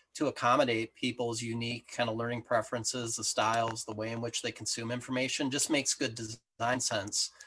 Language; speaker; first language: English; native; English